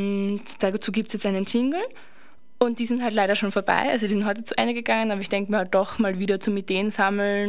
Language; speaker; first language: German; native; German